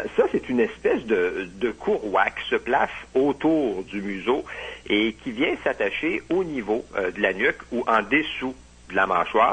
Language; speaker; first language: French; native; French